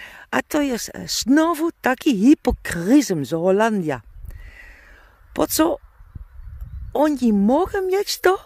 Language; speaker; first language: Polish; non-native, learner; Dutch